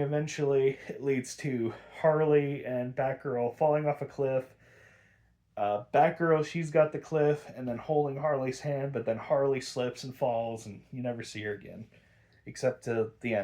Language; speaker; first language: English; native; English